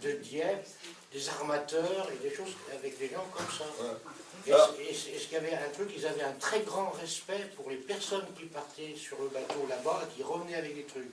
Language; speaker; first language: French; native; French